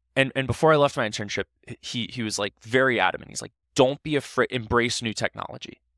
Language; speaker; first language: English; native; English